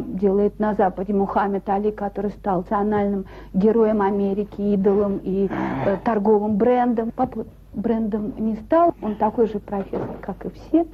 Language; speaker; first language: Russian; native; Russian